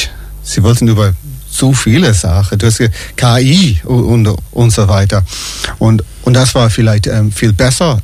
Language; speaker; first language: German; non-native, fluent; English